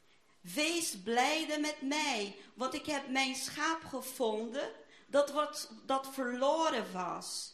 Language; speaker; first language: Dutch; non-native, fluent; Portuguese